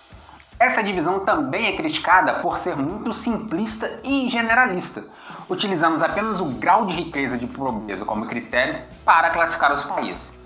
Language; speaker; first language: Portuguese; native; Portuguese